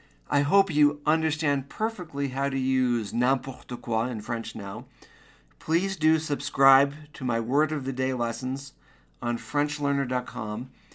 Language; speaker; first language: English; native; English